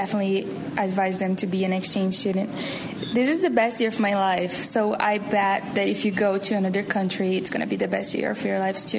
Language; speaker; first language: English; non-native, fluent; Portuguese